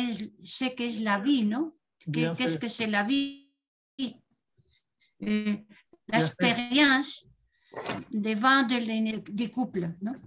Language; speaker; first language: French; non-native, fluent; Spanish